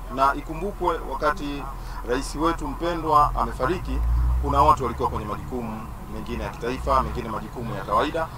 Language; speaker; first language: Swahili; native; Swahili